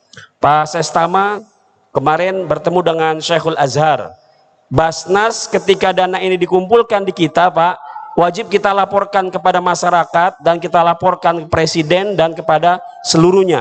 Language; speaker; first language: Indonesian; native; Indonesian